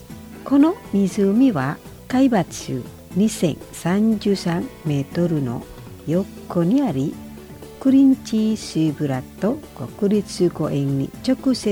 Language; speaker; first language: Japanese; non-native, fluent; Indonesian